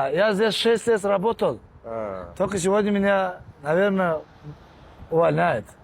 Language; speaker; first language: Russian; non-native, local second language; Turkmen